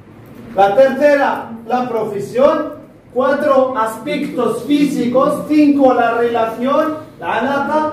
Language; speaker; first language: Spanish; non-native, fluent; Arabic